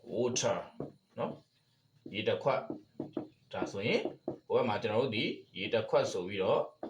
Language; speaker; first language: Burmese; native; Burmese